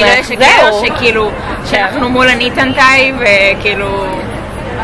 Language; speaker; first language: Hebrew; native; Hebrew